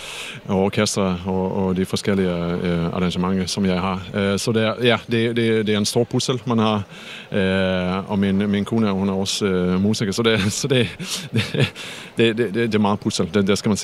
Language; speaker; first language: Danish; non-native, fluent; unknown